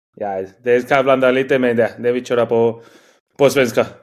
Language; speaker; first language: Swedish; non-native, fluent; Spanish